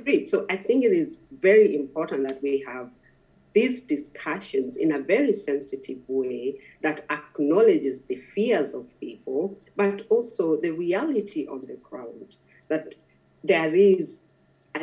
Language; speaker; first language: English; non-native, local second language; Masai